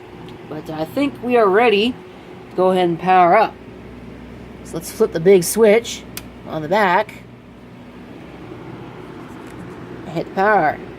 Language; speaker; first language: English; native; English